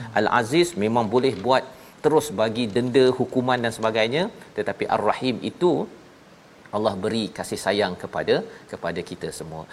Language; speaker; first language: Malay; native; Malay